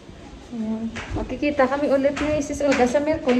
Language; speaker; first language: Filipino; native; Filipino